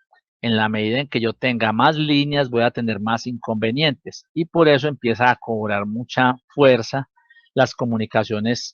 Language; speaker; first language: Spanish; native; Spanish